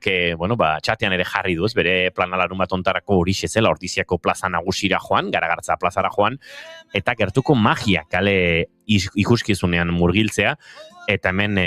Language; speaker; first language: Basque; native; Basque